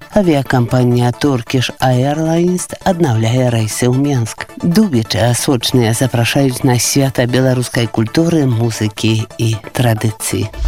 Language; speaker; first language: Belarusian; native; Belarusian